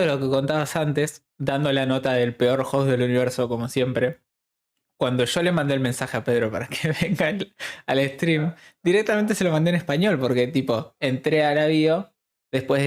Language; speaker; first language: Spanish; native; Spanish